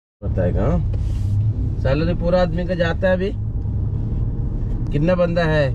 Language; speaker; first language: Hindi; non-native, local second language; Malayalam